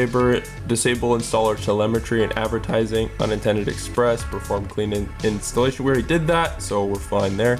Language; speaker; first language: English; native; English